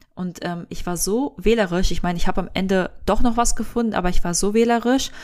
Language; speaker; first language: German; early bilingual, other home language; Russian